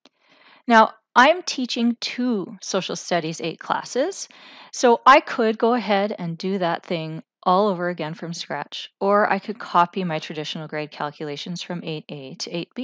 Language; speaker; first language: English; native; English